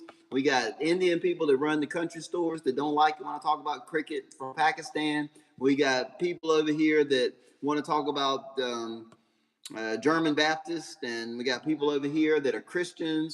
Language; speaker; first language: English; native; English